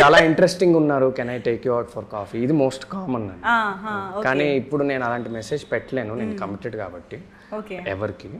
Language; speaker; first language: Telugu; native; Telugu